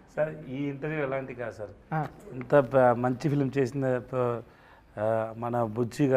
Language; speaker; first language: Telugu; non-native, learner; Tamil